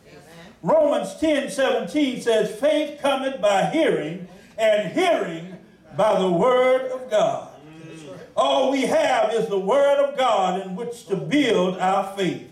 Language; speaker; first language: English; native; English